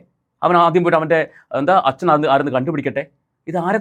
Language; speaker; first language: Malayalam; native; Malayalam